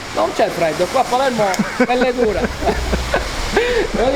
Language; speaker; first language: Italian; native; Italian